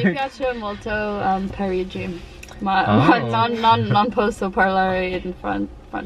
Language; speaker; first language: Italian; non-native, learner; English